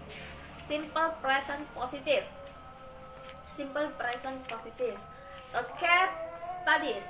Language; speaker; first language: English; non-native, learner; Indonesian